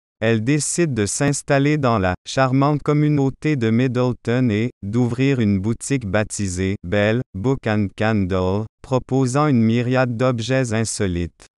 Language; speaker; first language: French; non-native, fluent; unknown